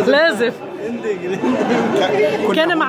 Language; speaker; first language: Arabic; native; Arabic